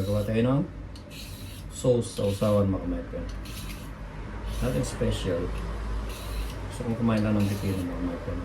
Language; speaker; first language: Filipino; native; Filipino